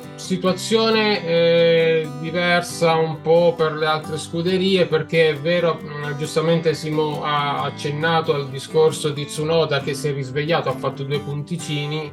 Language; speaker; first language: Italian; native; Italian